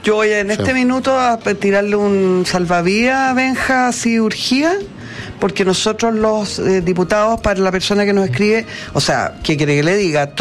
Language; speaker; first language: Spanish; native; Spanish